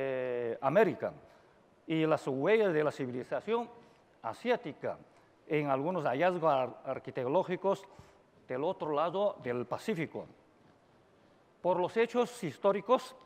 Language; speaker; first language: Spanish; non-native, fluent; Chinese